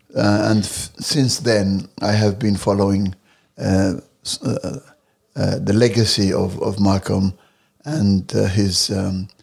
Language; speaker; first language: English; non-native, fluent; Arabic